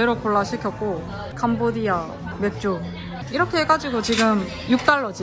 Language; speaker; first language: Korean; native; Korean